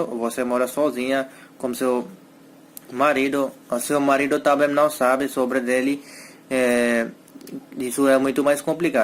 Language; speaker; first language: Portuguese; non-native, learner; Hindi